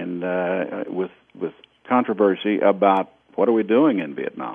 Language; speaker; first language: English; native; English